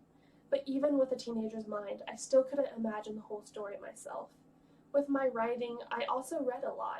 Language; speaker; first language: English; native; English